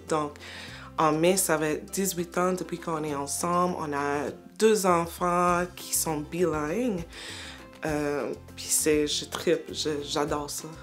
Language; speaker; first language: French; non-native, local second language; English